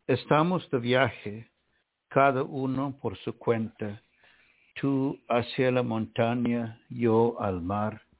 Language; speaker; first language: Spanish; non-native, fluent; English